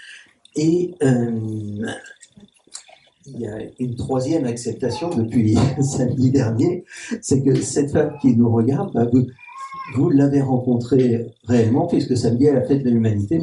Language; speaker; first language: French; native; French